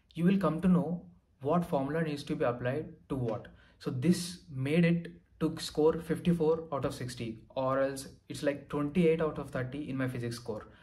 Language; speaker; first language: English; non-native, local second language; Telugu